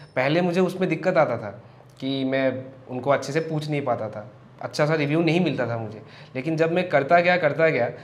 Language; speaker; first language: Hindi; non-native, local second language; Assamese